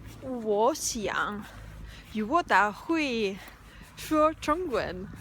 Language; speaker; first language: Chinese; non-native, learner; Spanish